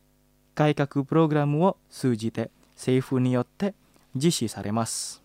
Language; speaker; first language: Japanese; non-native, fluent; Indonesian